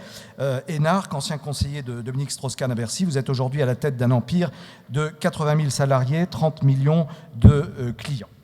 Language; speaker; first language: French; native; French